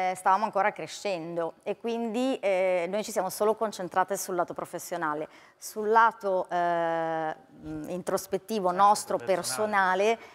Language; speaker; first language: Italian; native; Italian